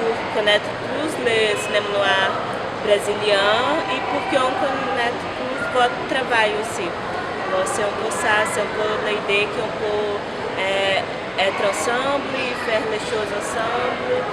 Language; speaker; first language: French; non-native, learner; Portuguese